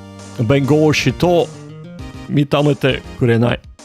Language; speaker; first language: Japanese; non-native, learner; English